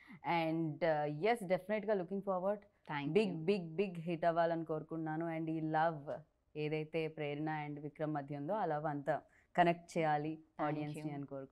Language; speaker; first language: Telugu; native; Telugu